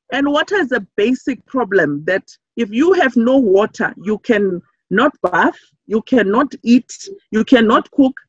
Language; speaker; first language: English; non-native, local second language; Southern Sotho